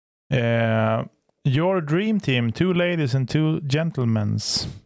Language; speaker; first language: English; non-native, fluent; Swedish